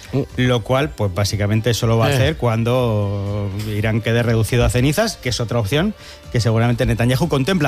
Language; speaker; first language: Spanish; native; Spanish